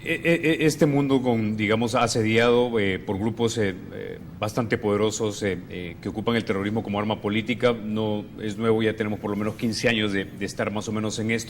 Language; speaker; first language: Spanish; native; Spanish